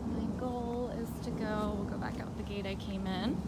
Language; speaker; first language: English; native; English